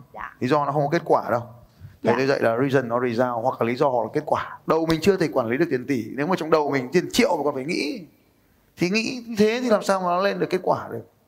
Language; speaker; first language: Vietnamese; native; Vietnamese